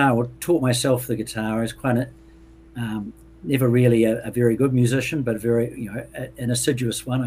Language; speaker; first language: English; native; English